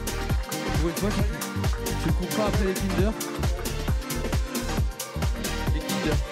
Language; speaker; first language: French; native; French